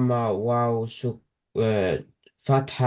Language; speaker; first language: Arabic; non-native, learner; Estonian